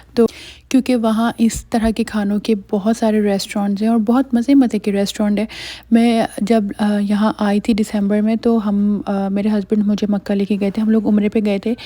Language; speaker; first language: Urdu; native; Urdu